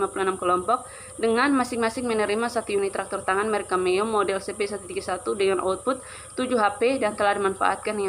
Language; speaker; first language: Indonesian; native; Indonesian